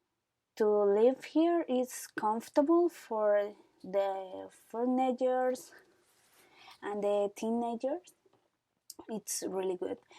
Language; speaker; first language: English; non-native, learner; Spanish